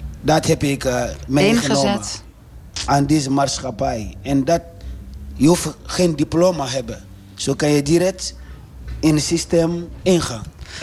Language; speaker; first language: Dutch; non-native, learner; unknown